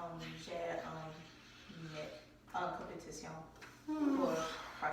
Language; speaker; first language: French; non-native, learner; English